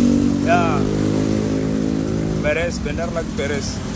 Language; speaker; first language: Indonesian; non-native, fluent; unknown